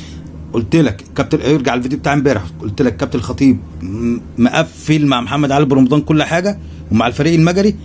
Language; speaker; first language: Arabic; native; Arabic